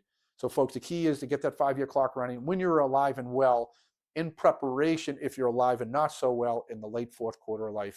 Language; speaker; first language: English; native; English